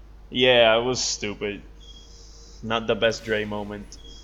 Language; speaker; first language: English; non-native, local second language; Spanish